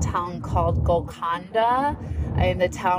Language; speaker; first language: English; native; English